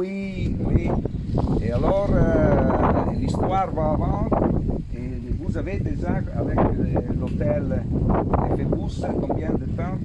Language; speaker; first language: French; non-native, learner; Italian